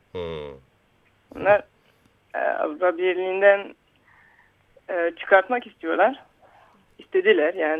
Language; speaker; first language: Turkish; early bilingual, heritage; Turkish